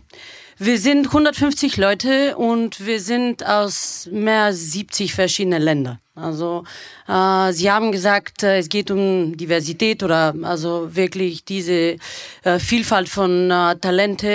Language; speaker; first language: German; non-native, fluent; Bulgarian